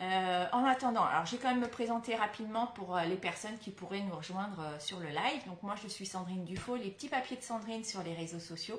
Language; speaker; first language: French; native; French